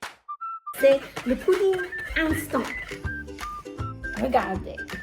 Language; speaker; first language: French; non-native, learner; English